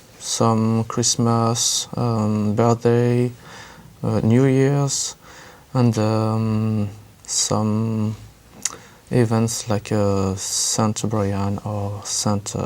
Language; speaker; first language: English; non-native, learner; French